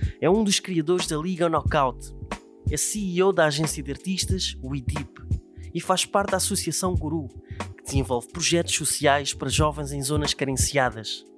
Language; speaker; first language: Portuguese; native; Portuguese